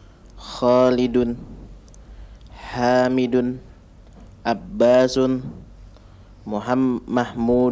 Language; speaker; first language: Arabic; non-native, learner; Indonesian